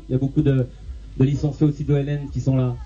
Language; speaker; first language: French; native; French